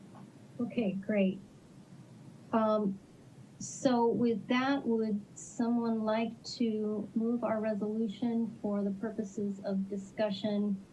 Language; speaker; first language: English; native; English